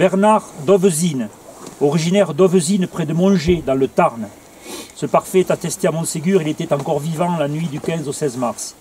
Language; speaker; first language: French; native; French